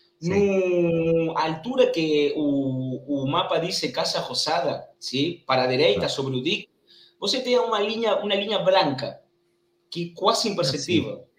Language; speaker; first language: Portuguese; non-native, learner; Spanish